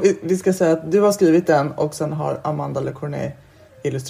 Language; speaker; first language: Swedish; native; Swedish